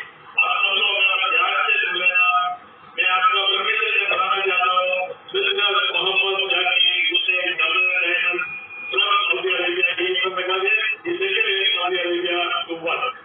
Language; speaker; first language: Hindi; non-native, fluent; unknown